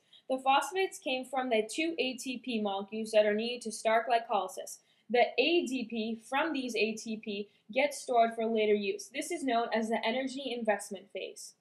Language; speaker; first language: English; native; English